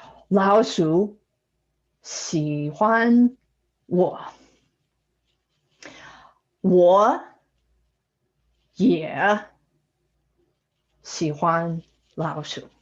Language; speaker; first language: Chinese; non-native, fluent; English